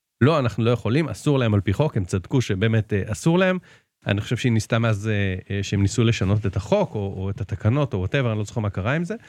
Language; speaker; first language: Hebrew; native; Hebrew